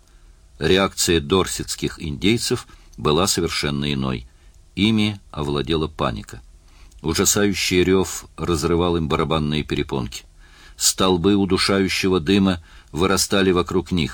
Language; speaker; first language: Russian; native; Russian